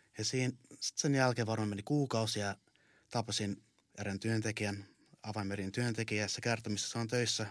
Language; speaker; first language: Finnish; early bilingual, heritage; Finnish